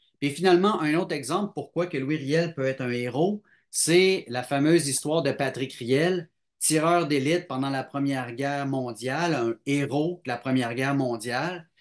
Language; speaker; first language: French; native; French